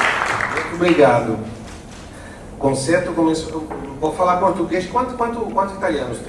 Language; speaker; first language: Portuguese; non-native, fluent; Italian